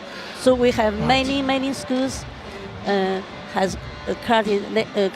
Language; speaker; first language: English; non-native, learner; Chinese